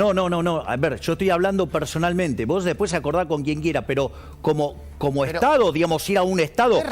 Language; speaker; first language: Spanish; native; Spanish